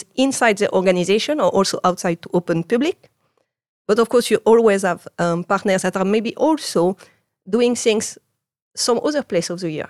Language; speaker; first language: English; non-native, fluent; French